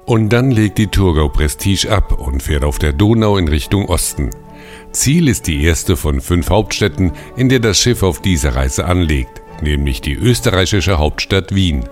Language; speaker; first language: German; native; German